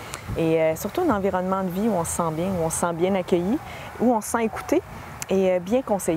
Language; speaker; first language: French; native; French